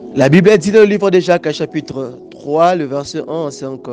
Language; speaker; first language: French; non-native, local second language; Lingala